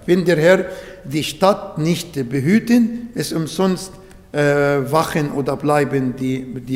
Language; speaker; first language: German; non-native, learner; Arabic